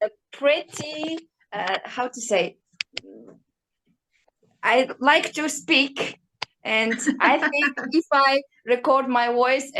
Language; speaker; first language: English; non-native, learner; Uzbek